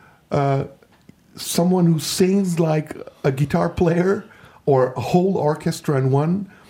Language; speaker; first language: English; non-native, fluent; Turkish